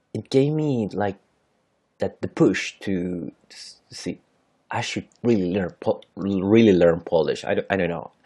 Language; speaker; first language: English; non-native, fluent; Spanish